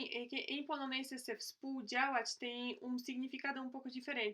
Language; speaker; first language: Portuguese; non-native, fluent; Polish